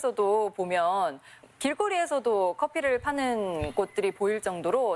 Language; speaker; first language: Korean; native; Korean